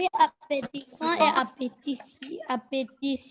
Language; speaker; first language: French; non-native, local second language; Arabic